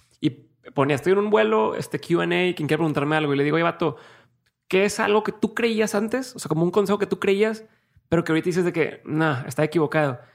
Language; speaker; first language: Spanish; native; Spanish